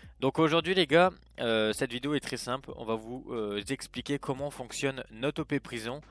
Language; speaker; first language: French; native; French